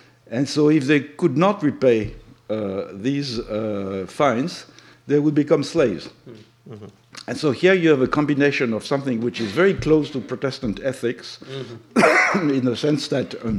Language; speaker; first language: English; non-native, fluent; French